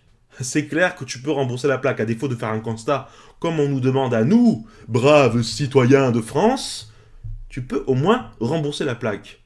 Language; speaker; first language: French; native; French